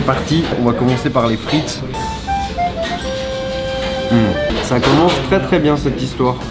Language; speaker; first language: French; native; French